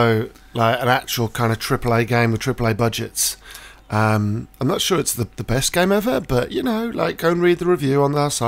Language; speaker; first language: English; native; English